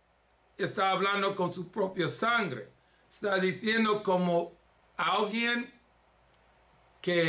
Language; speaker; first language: Spanish; early bilingual, heritage; English